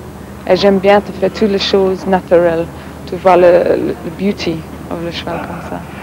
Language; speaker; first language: French; non-native, learner; English